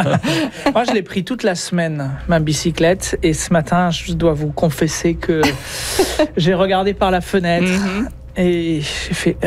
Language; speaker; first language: French; native; French